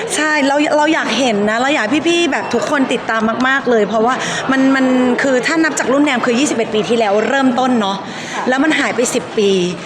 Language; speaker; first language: Thai; native; Thai